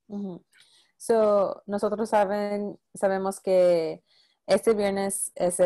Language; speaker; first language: Spanish; non-native, local second language; English